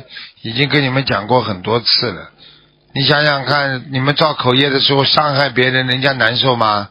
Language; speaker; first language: Chinese; native; Chinese